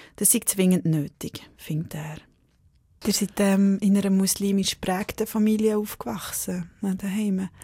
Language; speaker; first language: German; native; German